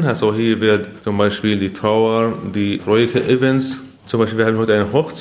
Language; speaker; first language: German; non-native, fluent; Arabic